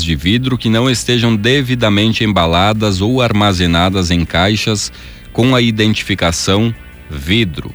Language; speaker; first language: Portuguese; native; Portuguese